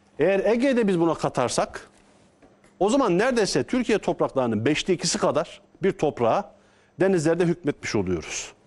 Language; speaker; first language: Turkish; native; Turkish